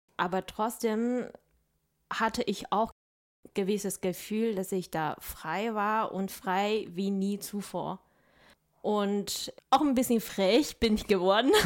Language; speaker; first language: German; non-native, fluent; Chinese